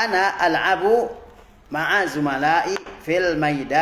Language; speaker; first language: Arabic; non-native, fluent; Indonesian